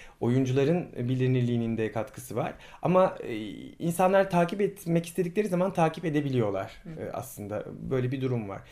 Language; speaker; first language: Turkish; native; Turkish